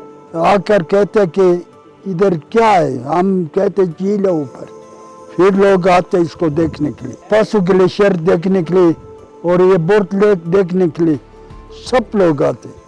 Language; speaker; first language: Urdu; non-native, local second language; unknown